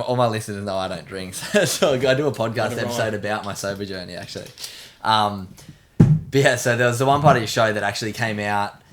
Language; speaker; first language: English; native; English